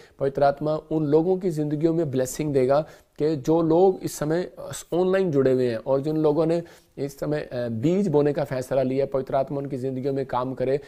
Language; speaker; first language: Hindi; non-native, local second language; Punjabi